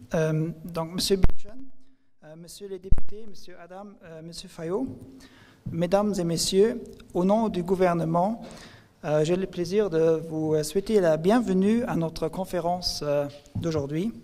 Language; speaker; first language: French; non-native, local second language; Luxembourgish